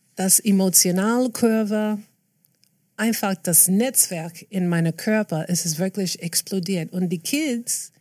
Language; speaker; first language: German; non-native, fluent; English